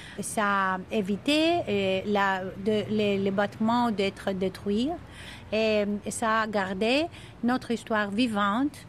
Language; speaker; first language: French; non-native, fluent; Greek